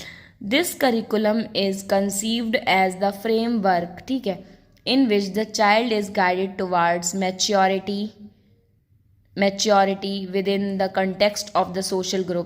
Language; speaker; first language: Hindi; native; Hindi